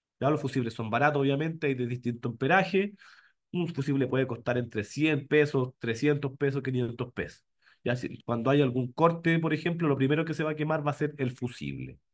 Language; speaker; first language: Spanish; native; Spanish